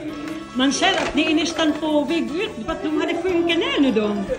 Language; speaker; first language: Swedish; non-native, learner; Filipino